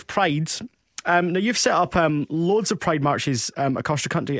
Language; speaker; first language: English; native; English